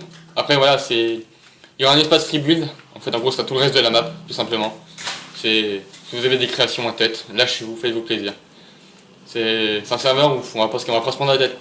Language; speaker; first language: French; native; French